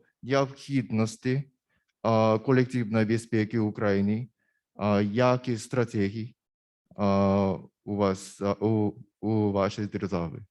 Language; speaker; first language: Ukrainian; non-native, learner; Korean